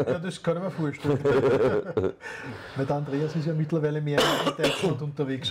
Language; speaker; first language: German; native; German